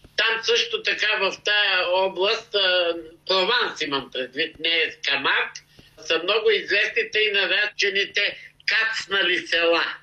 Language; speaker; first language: Bulgarian; native; Bulgarian